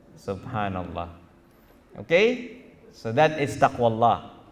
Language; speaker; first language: English; non-native, local second language; Filipino